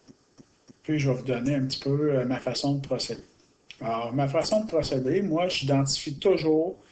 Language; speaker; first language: French; native; French